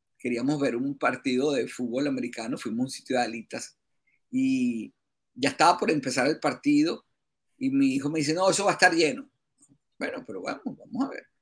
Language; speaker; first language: Spanish; native; Spanish